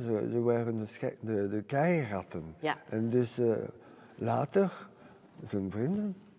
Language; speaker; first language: Dutch; non-native, local second language; French